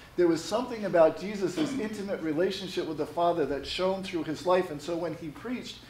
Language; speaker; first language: English; native; English